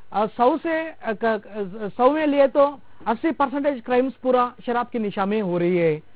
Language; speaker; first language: Hindi; non-native, local second language; Telugu